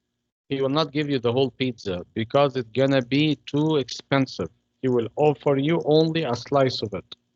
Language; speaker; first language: English; non-native, fluent; Arabic